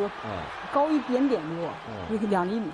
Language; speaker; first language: Chinese; native; Chinese